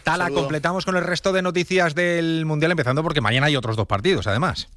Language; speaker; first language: Spanish; native; Spanish